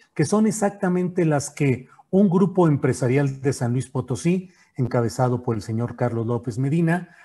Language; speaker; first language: Spanish; native; Spanish